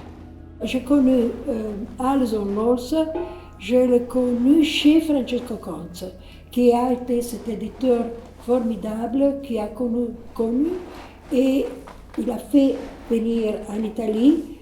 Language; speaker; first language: French; non-native, fluent; Italian